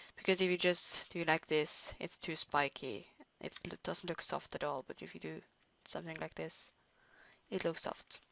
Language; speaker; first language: English; non-native, fluent; Norwegian